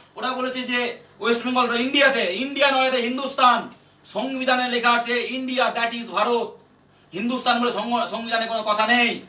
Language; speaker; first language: Bangla; native; Bangla